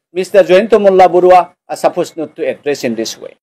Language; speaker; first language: English; non-native, local second language; Assamese